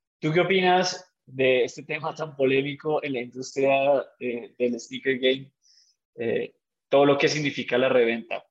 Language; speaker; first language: Spanish; native; Spanish